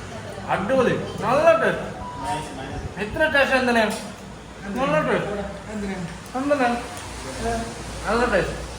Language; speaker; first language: Malayalam; non-native, learner; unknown